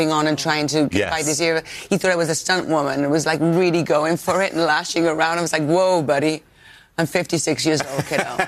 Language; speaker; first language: English; native; English